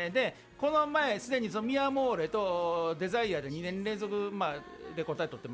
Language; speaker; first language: Japanese; native; Japanese